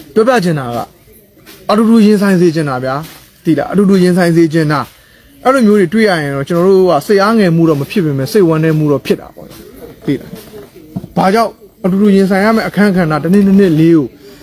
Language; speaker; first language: Burmese; non-native, local second language; S'gaw Karen